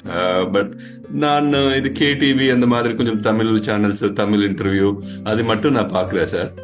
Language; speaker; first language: Tamil; non-native, learner; Telugu